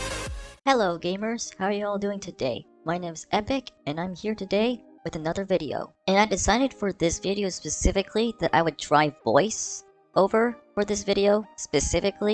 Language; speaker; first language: English; native; English